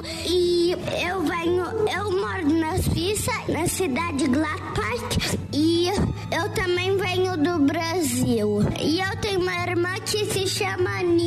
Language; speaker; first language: Portuguese; early bilingual, heritage; Portuguese